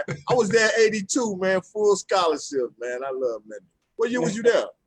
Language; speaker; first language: English; native; English